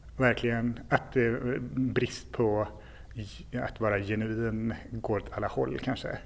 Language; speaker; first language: Swedish; native; Swedish